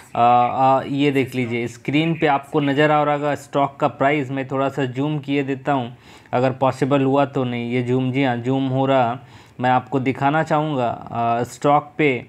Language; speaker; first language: Hindi; native; Hindi